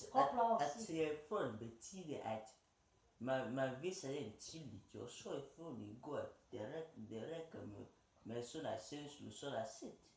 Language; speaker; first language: Swedish; early bilingual, other home language; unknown